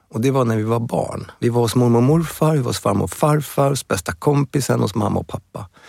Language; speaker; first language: Swedish; native; Swedish